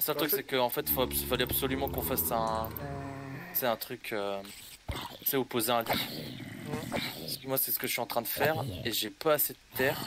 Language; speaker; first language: French; native; French